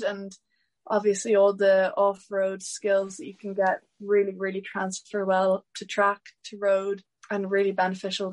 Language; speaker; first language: English; native; English